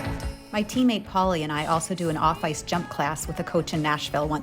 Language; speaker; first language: English; native; English